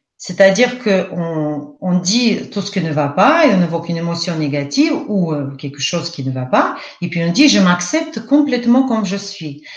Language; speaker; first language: French; non-native, fluent; Russian